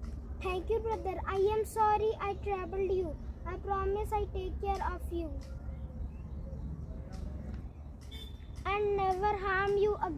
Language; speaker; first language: English; non-native, learner; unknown